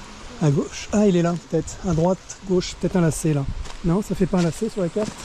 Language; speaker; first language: French; native; French